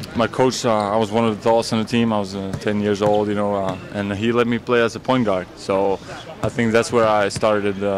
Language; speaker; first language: English; non-native, fluent; Latvian